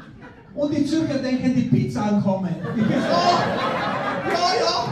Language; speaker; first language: German; non-native, fluent; Spanish